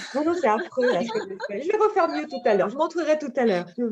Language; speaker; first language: French; native; French